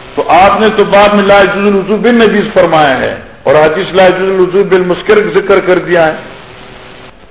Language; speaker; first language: Urdu; non-native, local second language; Pashto